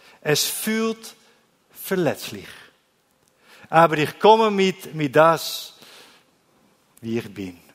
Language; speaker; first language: German; non-native, learner; Dutch